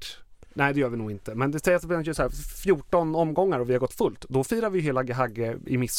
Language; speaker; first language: Swedish; native; Swedish